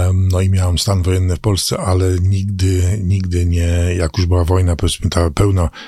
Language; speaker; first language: Polish; early bilingual, other home language; English